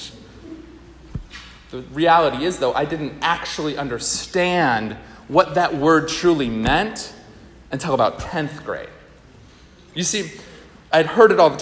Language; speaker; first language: English; native; English